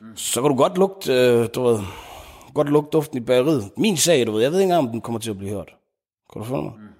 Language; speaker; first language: Danish; early bilingual, other home language; Tigrinya